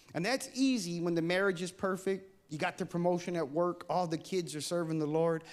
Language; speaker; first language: English; native; English